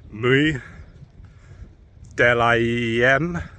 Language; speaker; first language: Russian; non-native, learner; English